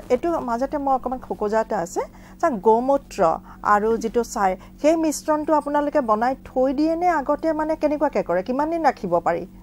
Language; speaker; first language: Assamese; native; Assamese